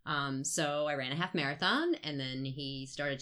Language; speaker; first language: English; native; English